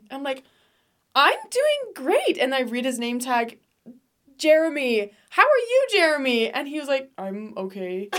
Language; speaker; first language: English; non-native, fluent; Danish